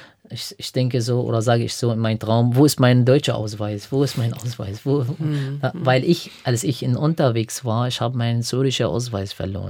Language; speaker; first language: German; non-native, fluent; Arabic